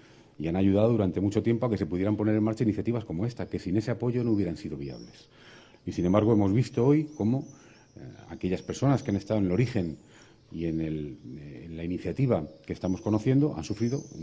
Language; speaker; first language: Spanish; native; Spanish